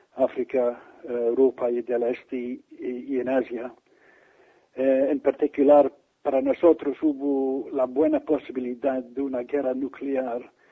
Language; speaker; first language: Spanish; non-native, fluent; English